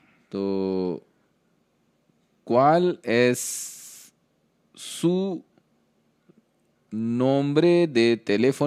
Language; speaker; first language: Spanish; non-native, learner; Hindi